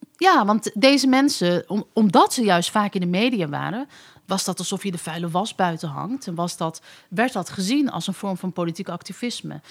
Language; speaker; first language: Dutch; early bilingual, other home language; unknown